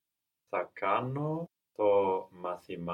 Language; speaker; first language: Greek; non-native, learner; English